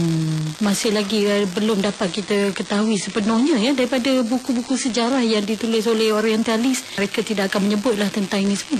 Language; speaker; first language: Malay; native; Malay